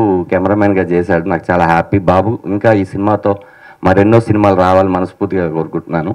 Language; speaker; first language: Telugu; native; Telugu